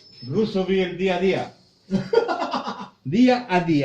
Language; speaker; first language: Spanish; native; Spanish